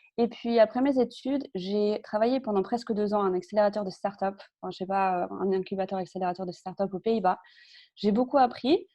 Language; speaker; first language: French; early bilingual, other home language; Spanish